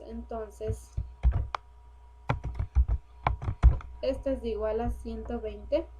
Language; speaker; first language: Spanish; native; Spanish